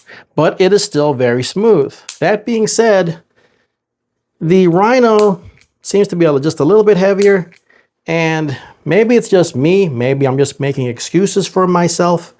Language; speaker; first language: English; native; English